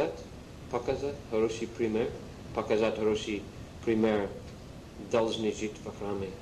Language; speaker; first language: Russian; non-native, learner; English